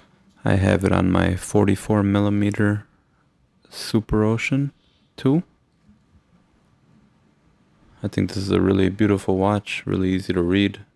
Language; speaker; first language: English; native; English